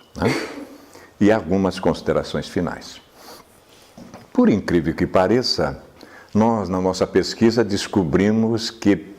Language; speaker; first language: Portuguese; native; Portuguese